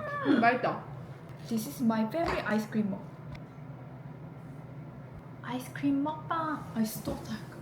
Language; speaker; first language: English; non-native, learner; Korean